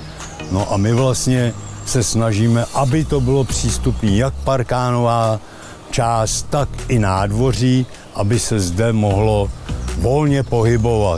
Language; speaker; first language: Czech; native; Czech